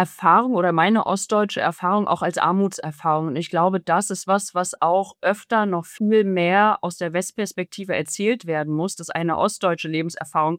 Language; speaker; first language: German; native; German